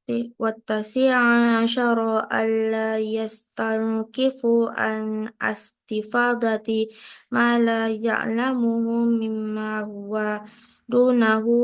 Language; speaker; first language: Arabic; non-native, learner; Indonesian